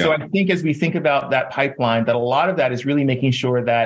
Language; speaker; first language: English; native; English